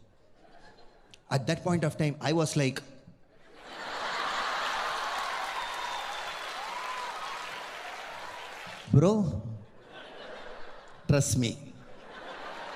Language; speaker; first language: English; non-native, local second language; Tamil